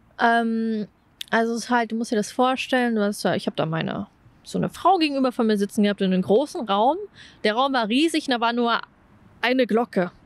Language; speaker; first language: German; native; German